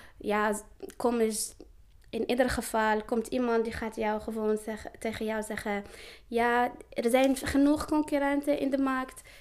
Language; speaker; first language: Dutch; non-native, learner; Arabic